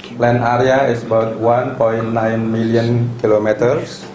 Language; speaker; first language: English; non-native, fluent; Indonesian